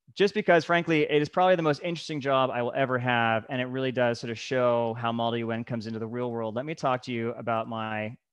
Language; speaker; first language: English; native; English